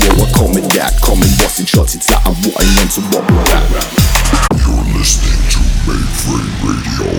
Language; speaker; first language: English; non-native, fluent; German